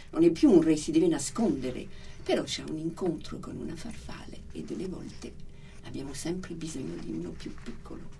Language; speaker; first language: Italian; non-native, fluent; French